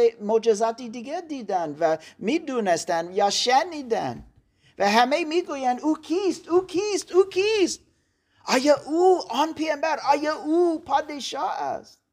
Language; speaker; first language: Persian; non-native, learner; German